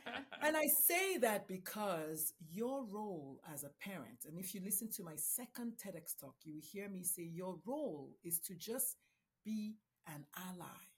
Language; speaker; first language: English; non-native, local second language; Igbo